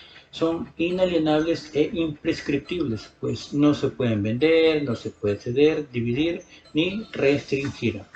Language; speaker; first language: Spanish; native; Spanish